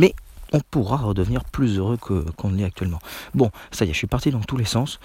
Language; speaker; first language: French; native; French